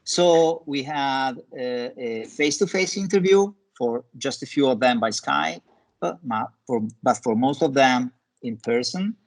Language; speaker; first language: English; non-native, fluent; Italian